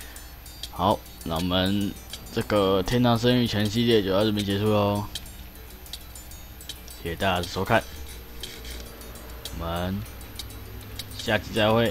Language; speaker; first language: Chinese; native; Chinese